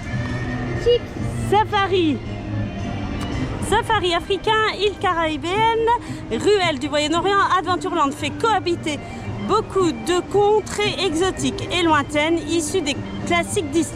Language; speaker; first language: French; native; French